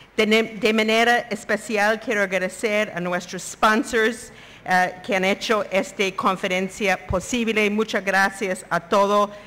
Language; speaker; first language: Spanish; non-native, fluent; English